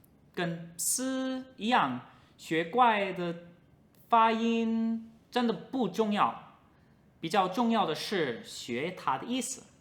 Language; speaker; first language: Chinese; non-native, fluent; English